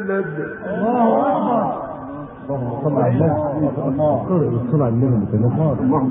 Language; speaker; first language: Arabic; native; Arabic